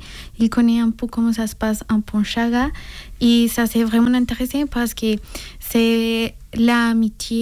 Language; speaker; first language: French; non-native, learner; Spanish